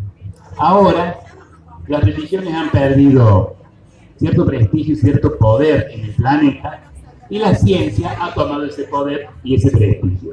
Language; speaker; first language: Spanish; native; Spanish